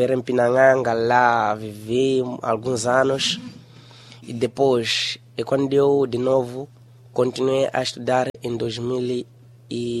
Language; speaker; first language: Portuguese; non-native, local second language; Shona